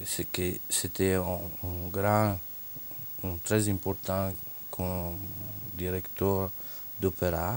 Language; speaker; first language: French; non-native, fluent; Italian